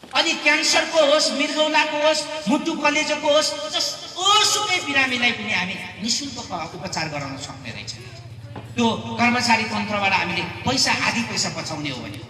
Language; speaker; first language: Nepali; non-native, local second language; Eastern Tamang